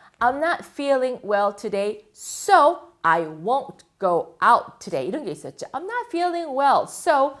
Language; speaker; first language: English; non-native, fluent; Korean